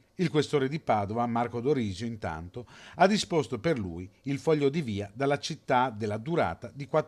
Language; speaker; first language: Italian; native; Italian